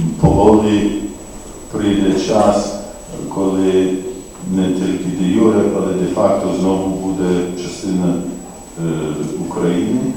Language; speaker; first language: Ukrainian; non-native, fluent; English